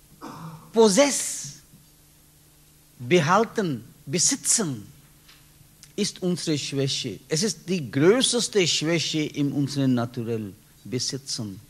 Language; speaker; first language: German; non-native, learner; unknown